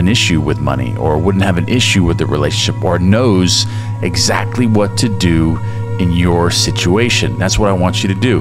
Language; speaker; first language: English; native; English